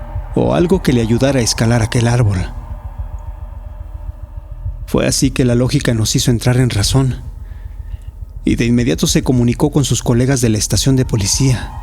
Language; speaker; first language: Spanish; native; Spanish